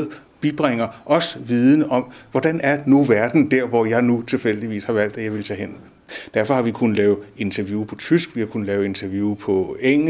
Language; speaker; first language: Danish; native; Danish